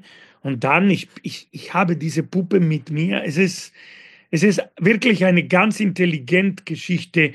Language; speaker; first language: German; non-native, fluent; Spanish